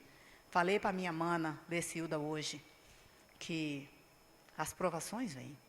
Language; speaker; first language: Portuguese; native; Portuguese